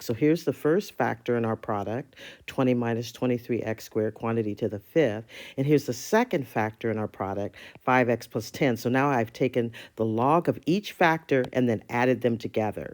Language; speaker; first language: English; native; English